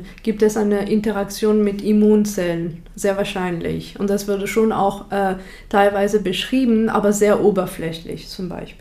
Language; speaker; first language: German; non-native, fluent; French